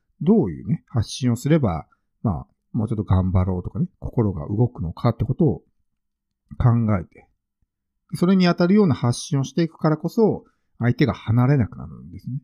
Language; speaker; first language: Japanese; native; Japanese